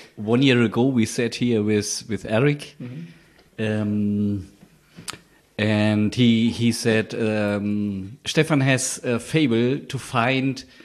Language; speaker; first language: English; non-native, learner; German